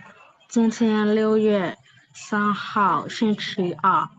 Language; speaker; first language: Chinese; non-native, learner; Burmese